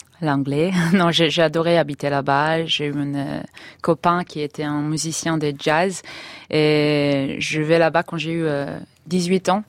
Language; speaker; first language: French; non-native, learner; Hebrew